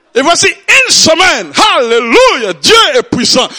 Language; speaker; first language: French; non-native, local second language; Rundi